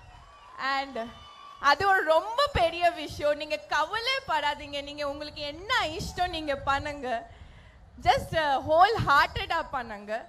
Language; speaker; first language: Tamil; non-native, learner; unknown